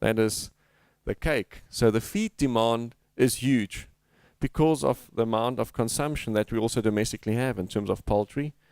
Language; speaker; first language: English; non-native, local second language; Afrikaans